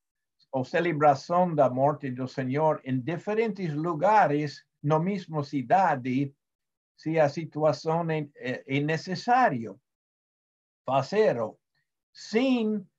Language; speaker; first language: Portuguese; non-native, fluent; Spanish